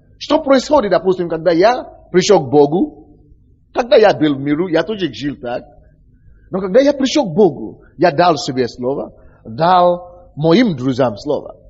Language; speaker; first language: Russian; non-native, fluent; Yoruba